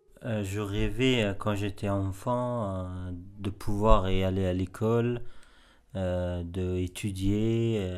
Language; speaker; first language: French; non-native, fluent; Persian